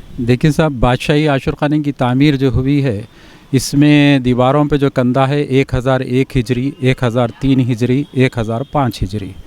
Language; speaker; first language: Urdu; native; Urdu